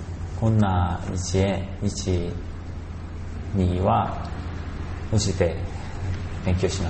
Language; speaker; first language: Japanese; non-native, learner; Korean